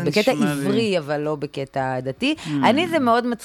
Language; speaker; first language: Hebrew; native; Hebrew